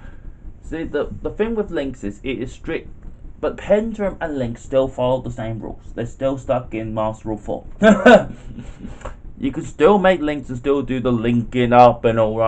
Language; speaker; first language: English; native; English